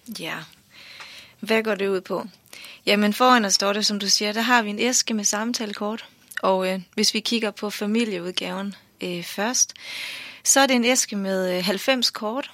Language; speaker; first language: Danish; native; Danish